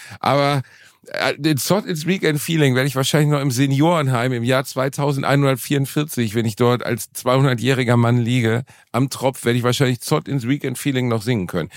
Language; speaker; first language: German; native; German